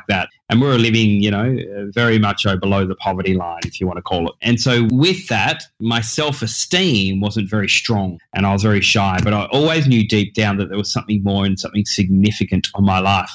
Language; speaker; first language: English; native; English